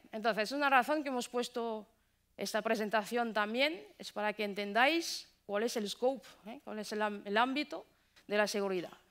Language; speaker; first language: Spanish; non-native, fluent; French